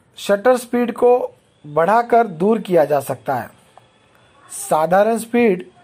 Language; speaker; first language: Hindi; non-native, local second language; Marathi